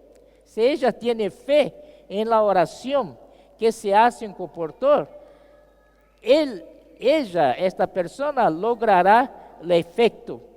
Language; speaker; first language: Spanish; non-native, fluent; Portuguese